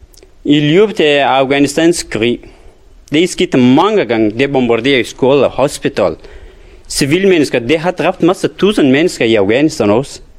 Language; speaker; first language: Danish; non-native, learner; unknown